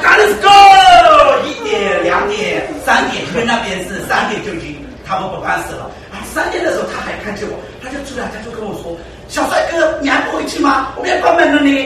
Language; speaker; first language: Chinese; early bilingual, heritage; Chinese